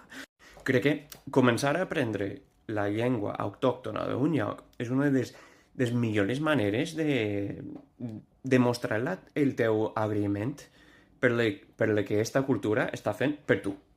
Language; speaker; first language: Catalan; non-native, fluent; English